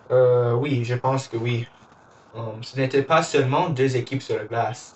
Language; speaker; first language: French; non-native, learner; English